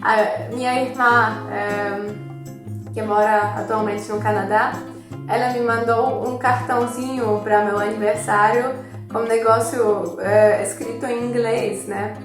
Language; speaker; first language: Portuguese; non-native, fluent; Polish